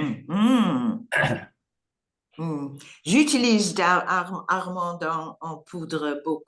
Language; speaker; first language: French; non-native, learner; English